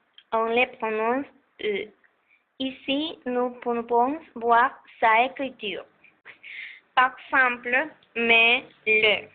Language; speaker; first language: French; non-native, learner; Spanish